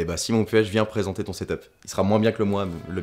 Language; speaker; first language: French; native; French